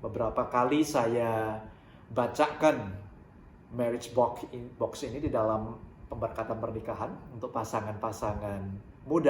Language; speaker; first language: Indonesian; native; Indonesian